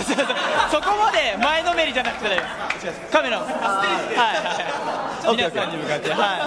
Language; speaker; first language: Japanese; native; Japanese